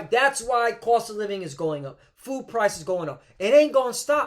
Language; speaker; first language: English; native; English